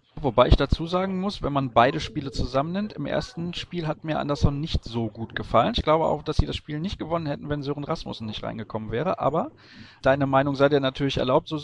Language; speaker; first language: German; native; German